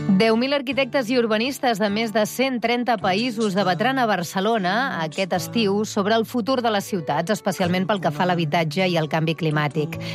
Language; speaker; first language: Catalan; native; Catalan